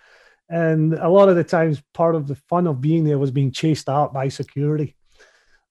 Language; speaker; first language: English; native; English